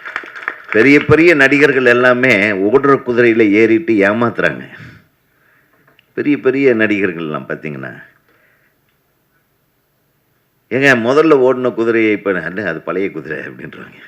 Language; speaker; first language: Tamil; native; Tamil